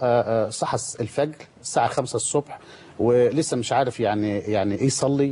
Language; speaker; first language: Arabic; native; Arabic